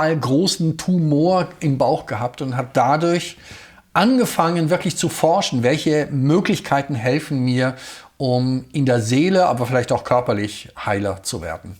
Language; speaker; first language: German; native; German